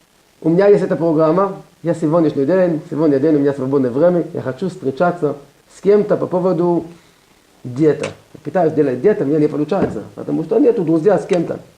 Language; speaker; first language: Russian; non-native, learner; Hebrew